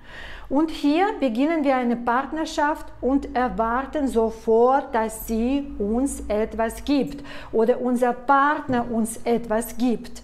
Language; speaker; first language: German; non-native, fluent; Russian